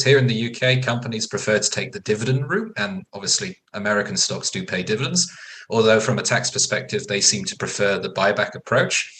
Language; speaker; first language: English; native; English